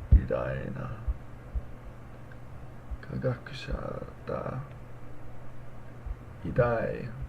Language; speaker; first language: Japanese; non-native, learner; English